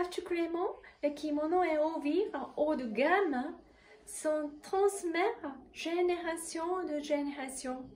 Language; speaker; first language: French; non-native, fluent; Japanese